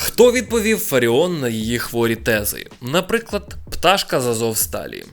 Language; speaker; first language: Ukrainian; non-native, local second language; Russian